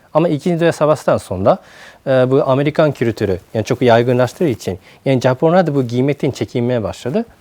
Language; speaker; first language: Turkish; non-native, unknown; Japanese